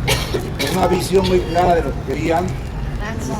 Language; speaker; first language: Spanish; native; Spanish